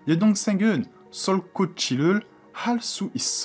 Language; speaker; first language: Korean; non-native, fluent; French